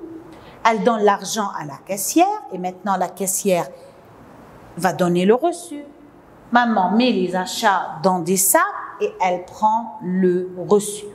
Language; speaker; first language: French; non-native, local second language; Arabic